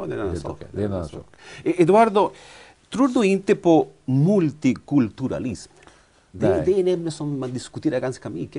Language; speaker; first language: Swedish; non-native, fluent; Spanish